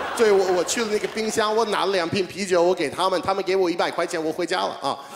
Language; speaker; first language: Chinese; non-native, fluent; English